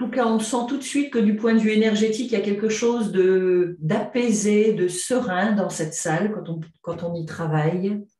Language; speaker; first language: French; native; French